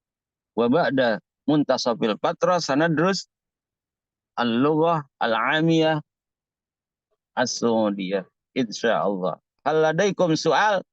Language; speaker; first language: Arabic; non-native, fluent; Indonesian